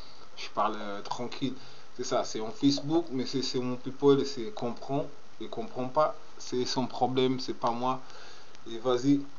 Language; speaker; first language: French; non-native, learner; Portuguese